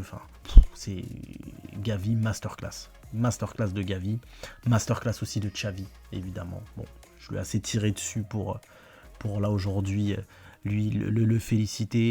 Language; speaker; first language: French; native; French